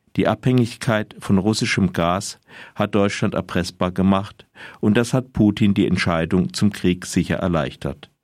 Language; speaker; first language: German; native; German